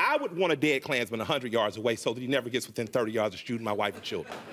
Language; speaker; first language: English; native; English